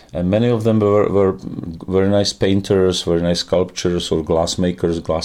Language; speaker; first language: English; non-native, fluent; Czech